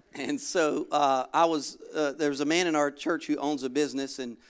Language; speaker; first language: English; native; English